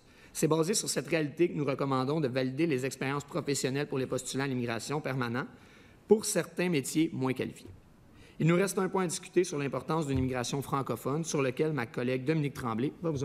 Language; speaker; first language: French; native; French